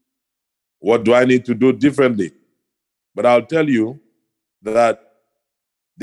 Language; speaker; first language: English; non-native, local second language; Ibibio